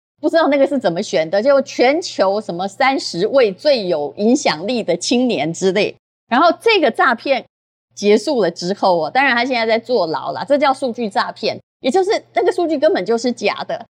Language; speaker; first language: Chinese; native; Chinese